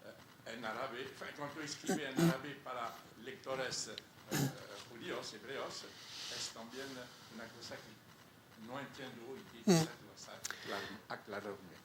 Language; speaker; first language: Spanish; non-native, fluent; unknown